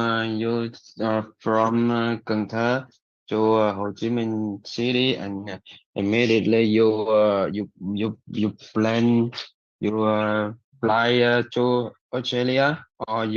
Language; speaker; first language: English; non-native, learner; Vietnamese